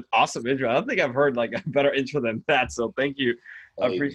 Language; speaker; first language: English; non-native, fluent; Spanish